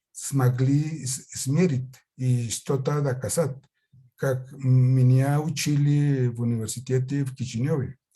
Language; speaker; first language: Russian; non-native, fluent; Spanish